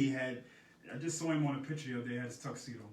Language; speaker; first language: English; native; English